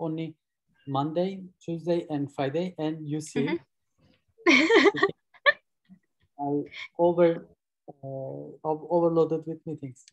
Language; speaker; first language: English; non-native, learner; Turkish